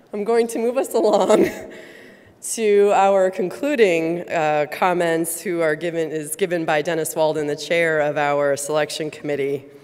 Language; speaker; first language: English; native; English